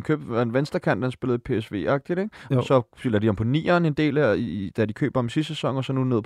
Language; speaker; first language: Danish; native; Danish